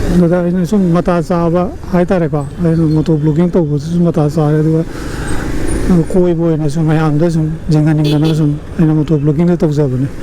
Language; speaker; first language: Manipuri; native; Manipuri